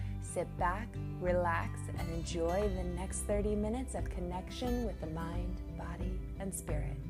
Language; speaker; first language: English; native; English